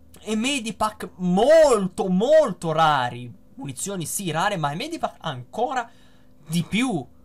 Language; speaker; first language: Italian; native; Italian